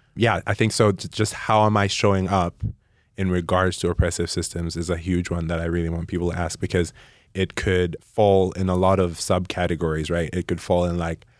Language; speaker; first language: English; non-native, local second language; Nyanja